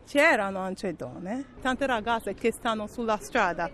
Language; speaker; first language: Italian; non-native, fluent; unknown